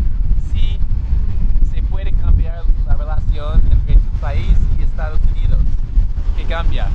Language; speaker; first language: Spanish; non-native, learner; English